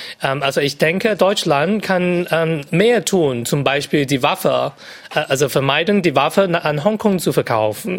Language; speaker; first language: German; non-native, fluent; Cantonese